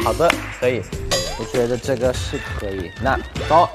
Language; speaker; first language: Chinese; non-native, learner; Thai